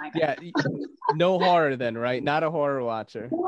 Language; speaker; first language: English; native; English